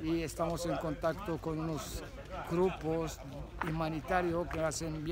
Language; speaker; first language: Spanish; non-native, learner; Arabic